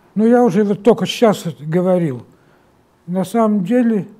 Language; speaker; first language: Russian; native; Russian